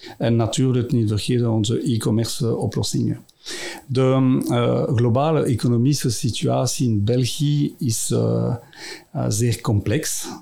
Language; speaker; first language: Dutch; non-native, local second language; French